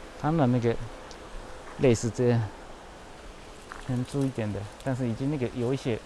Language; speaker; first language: Chinese; non-native, fluent; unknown